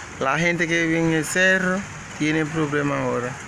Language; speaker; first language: Spanish; non-native, learner; Haitian Creole